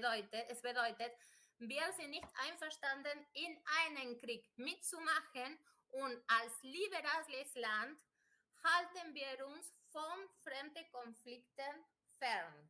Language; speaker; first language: German; non-native, fluent; Spanish